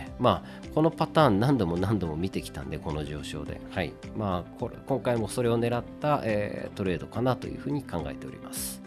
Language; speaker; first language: Japanese; native; Japanese